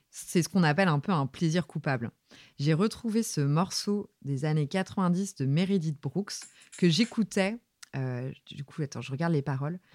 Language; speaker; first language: French; native; French